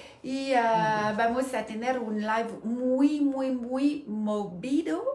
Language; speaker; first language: Spanish; non-native, learner; French